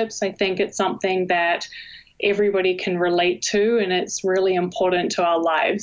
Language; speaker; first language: English; native; English